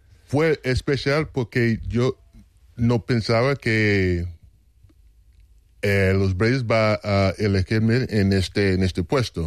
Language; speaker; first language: Spanish; non-native, fluent; English